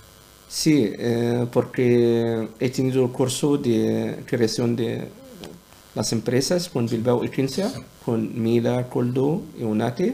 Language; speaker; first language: Spanish; non-native, learner; Arabic